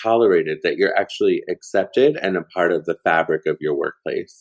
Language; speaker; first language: English; native; English